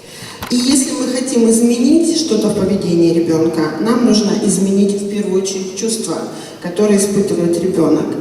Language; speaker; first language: Russian; native; Russian